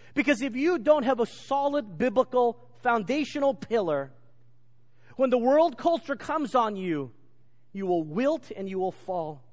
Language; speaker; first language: English; native; English